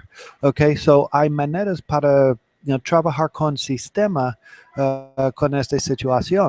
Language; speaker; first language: Spanish; non-native, learner; English